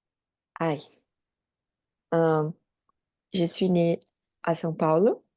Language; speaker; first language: French; non-native, learner; Portuguese